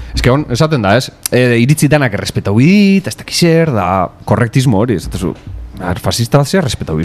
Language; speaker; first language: Basque; native; Basque